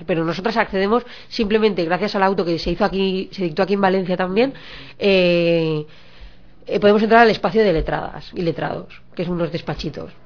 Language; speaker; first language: Spanish; native; Spanish